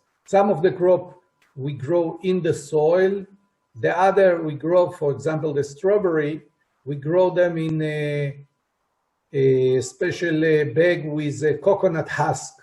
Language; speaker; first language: English; non-native, fluent; Hebrew